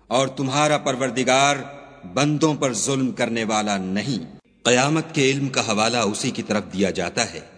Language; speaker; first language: Urdu; native; Urdu